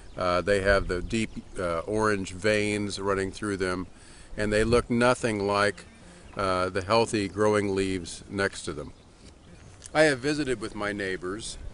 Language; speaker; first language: English; native; English